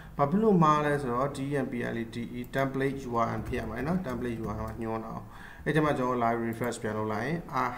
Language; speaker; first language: Burmese; native; Burmese